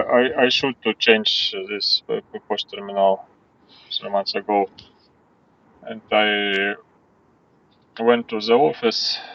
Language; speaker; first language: English; non-native, learner; Russian